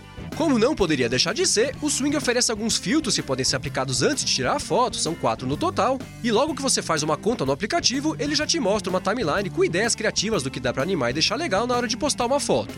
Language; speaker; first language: Portuguese; native; Portuguese